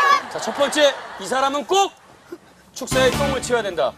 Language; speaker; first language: Korean; native; Korean